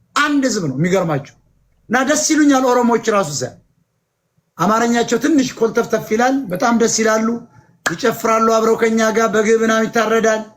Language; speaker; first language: Amharic; native; Amharic